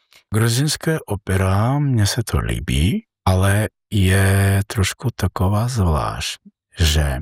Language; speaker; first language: Czech; non-native, fluent; Georgian